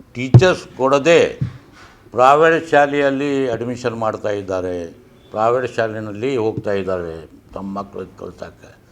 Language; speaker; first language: Kannada; non-native, local second language; Urdu